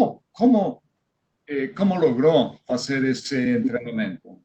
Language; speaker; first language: Portuguese; non-native, fluent; Spanish